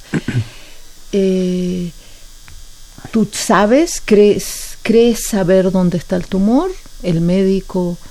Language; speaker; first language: Spanish; native; Spanish